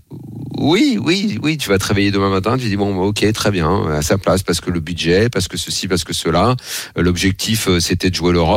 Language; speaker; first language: French; native; French